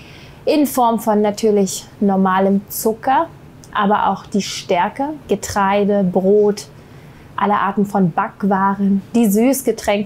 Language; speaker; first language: German; native; German